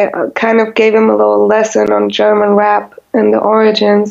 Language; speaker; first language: English; non-native, fluent; German